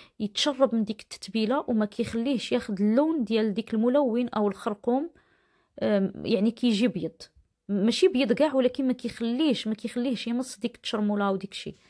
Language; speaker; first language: Arabic; native; Arabic